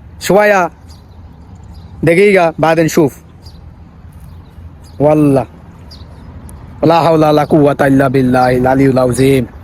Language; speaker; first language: Arabic; non-native, learner; Bangla